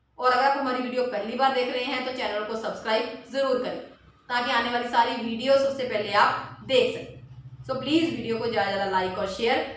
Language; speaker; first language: Hindi; non-native, local second language; Punjabi